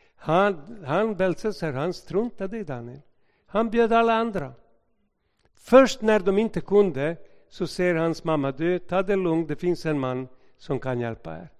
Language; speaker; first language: Swedish; non-native, fluent; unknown